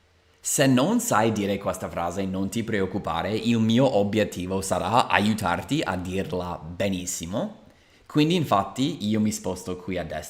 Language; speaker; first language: Italian; non-native, fluent; English